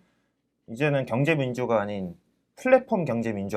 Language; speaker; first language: Korean; native; Korean